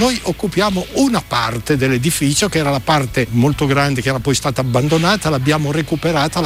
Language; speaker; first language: Italian; native; Italian